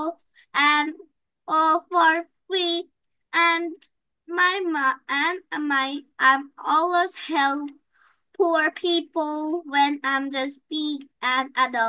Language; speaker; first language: English; non-native, learner; Bangla